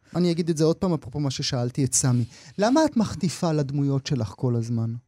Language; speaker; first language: Hebrew; native; Hebrew